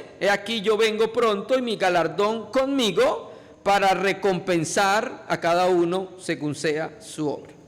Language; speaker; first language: Spanish; native; Spanish